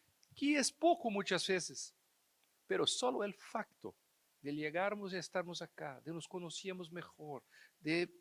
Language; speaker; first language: Spanish; non-native, fluent; Portuguese